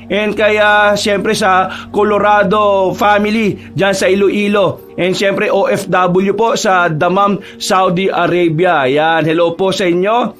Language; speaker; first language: Filipino; native; Filipino